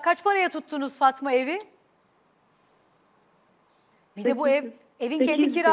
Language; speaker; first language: Turkish; native; Turkish